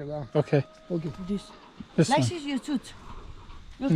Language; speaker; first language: English; non-native, learner; Nepali